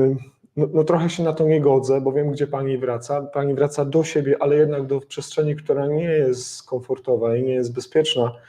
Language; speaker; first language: Polish; native; Polish